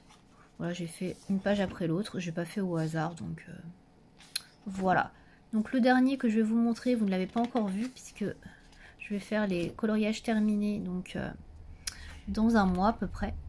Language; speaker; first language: French; native; French